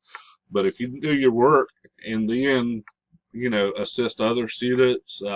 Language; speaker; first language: English; native; English